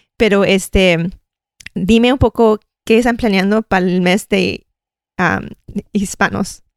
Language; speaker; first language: Spanish; early bilingual, heritage; English